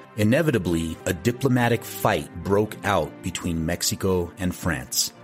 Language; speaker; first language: English; native; English